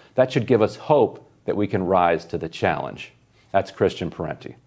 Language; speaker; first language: English; native; English